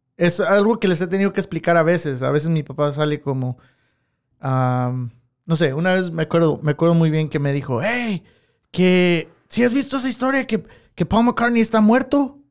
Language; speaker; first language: Spanish; early bilingual, heritage; Spanish